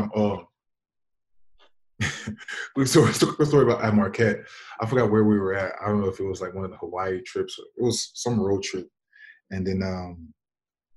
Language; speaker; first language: English; native; English